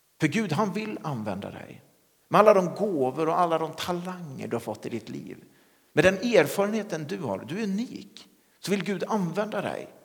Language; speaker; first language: Swedish; native; Swedish